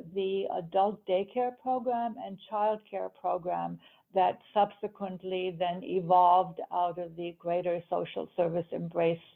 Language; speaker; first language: English; early bilingual, other home language; German